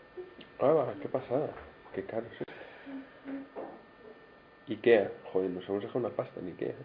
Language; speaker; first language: Spanish; native; Spanish